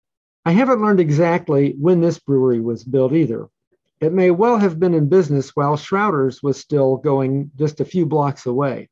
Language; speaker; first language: English; native; English